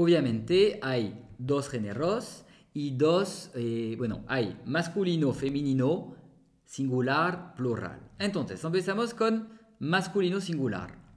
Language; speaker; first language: Spanish; non-native, fluent; French